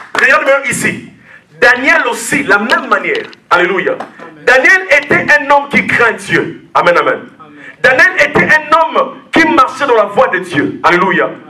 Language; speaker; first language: French; non-native, local second language; Lingala